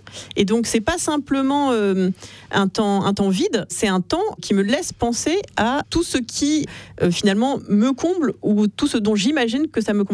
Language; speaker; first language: French; native; French